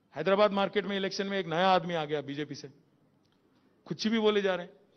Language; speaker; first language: Hindi; non-native, local second language; Telugu